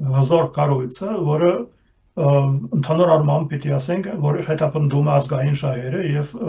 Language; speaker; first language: Armenian; non-native, fluent; German